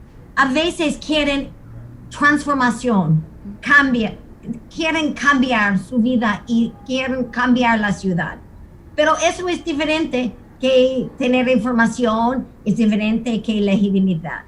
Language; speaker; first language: Spanish; non-native, fluent; English